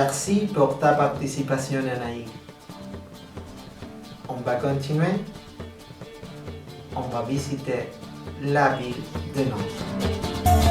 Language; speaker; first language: French; non-native, learner; Spanish